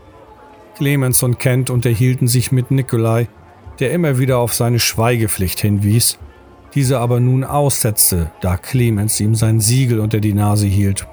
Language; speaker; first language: German; native; German